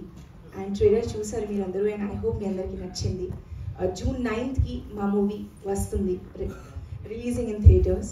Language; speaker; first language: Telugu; non-native, learner; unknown